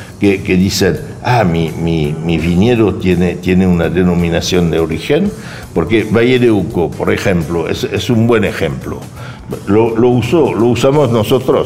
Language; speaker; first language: Spanish; non-native, fluent; French